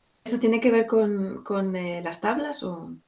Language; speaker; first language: Spanish; native; Spanish